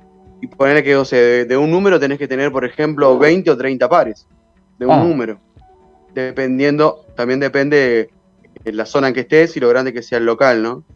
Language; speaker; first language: Spanish; native; Spanish